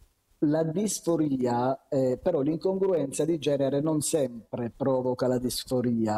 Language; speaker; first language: Italian; native; Italian